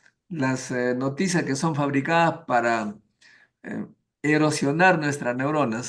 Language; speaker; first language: Spanish; native; Spanish